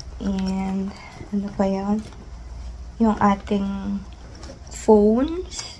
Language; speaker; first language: Filipino; native; Filipino